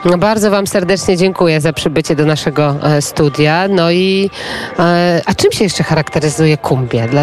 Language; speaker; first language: Polish; native; Polish